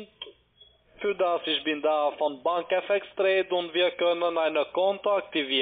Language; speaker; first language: German; non-native, learner; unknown